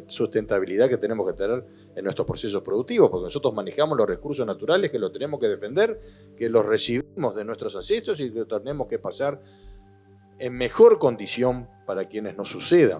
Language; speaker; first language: Spanish; native; Spanish